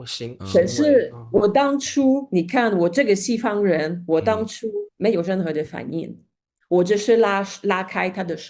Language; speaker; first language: Chinese; non-native, fluent; Spanish